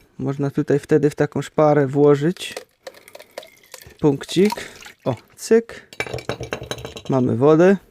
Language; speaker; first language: Polish; native; Polish